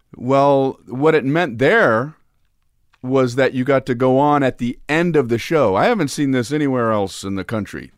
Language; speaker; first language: English; native; English